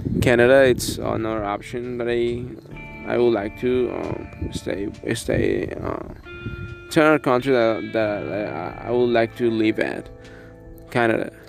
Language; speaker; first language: English; non-native, learner; Spanish